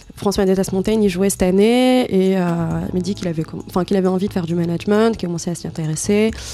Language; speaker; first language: French; non-native, local second language; Arabic